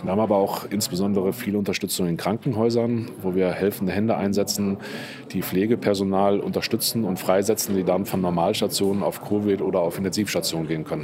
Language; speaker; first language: German; native; German